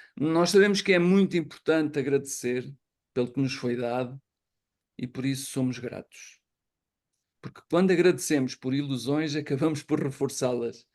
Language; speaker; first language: Portuguese; native; Portuguese